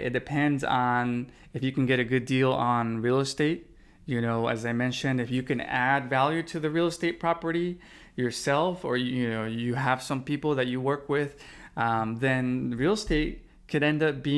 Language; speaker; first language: English; native; English